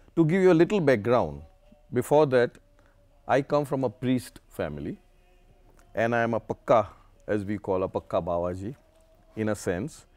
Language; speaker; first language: English; non-native, local second language; Gujarati